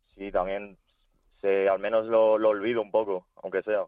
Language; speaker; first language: Spanish; early bilingual, other home language; Ukrainian